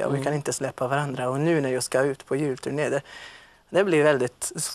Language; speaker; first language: Swedish; non-native, fluent; Maltese